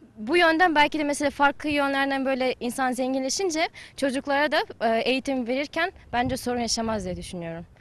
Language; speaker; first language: Turkish; non-native, fluent; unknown